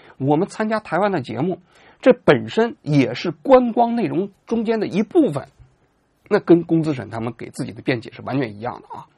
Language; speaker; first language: Chinese; native; Chinese